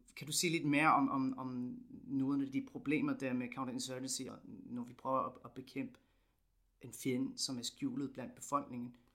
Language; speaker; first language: Danish; non-native, fluent; English